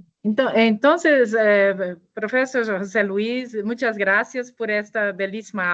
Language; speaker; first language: Spanish; non-native, learner; Portuguese